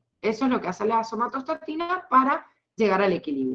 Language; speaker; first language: Spanish; native; Spanish